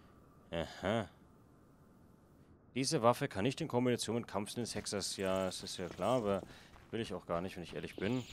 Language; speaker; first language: German; native; German